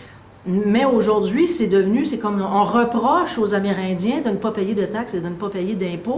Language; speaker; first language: French; native; French